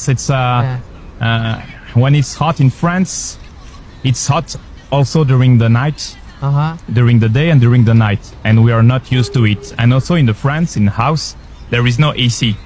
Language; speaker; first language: English; non-native, fluent; French